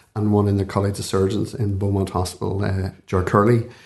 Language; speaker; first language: English; native; English